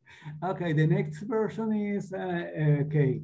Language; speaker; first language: English; non-native, learner; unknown